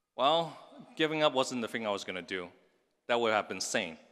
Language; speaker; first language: English; non-native, local second language; Cantonese